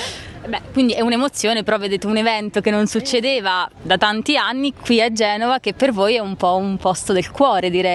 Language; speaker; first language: Italian; native; Italian